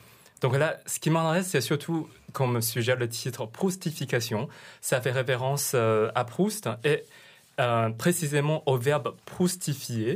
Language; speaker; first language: French; non-native, fluent; Chinese